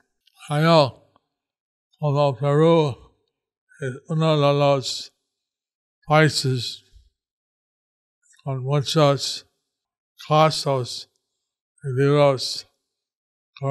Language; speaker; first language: Spanish; non-native, learner; English